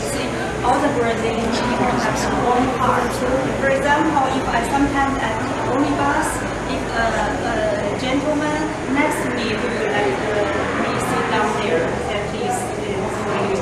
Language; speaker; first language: English; non-native, learner; Chinese